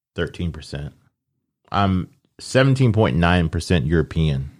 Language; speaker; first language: English; early bilingual, other home language; Yoruba